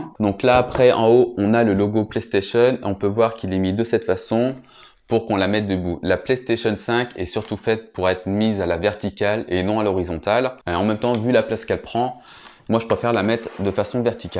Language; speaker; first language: French; native; French